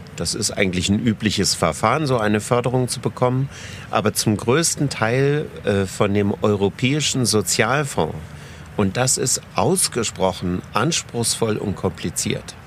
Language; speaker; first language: German; native; German